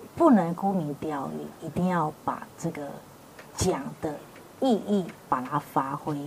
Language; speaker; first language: Chinese; native; Chinese